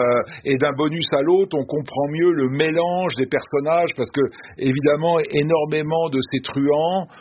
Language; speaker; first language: French; native; French